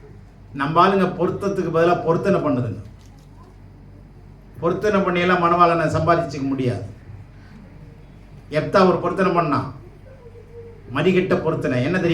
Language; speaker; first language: Tamil; native; Tamil